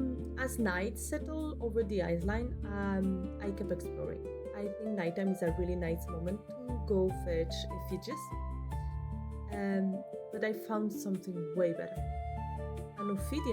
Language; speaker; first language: English; non-native, fluent; Spanish